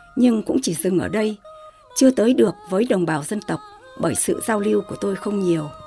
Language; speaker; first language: Vietnamese; non-native, local second language; Tày